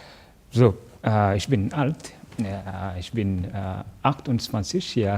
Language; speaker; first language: German; non-native, learner; Kinyarwanda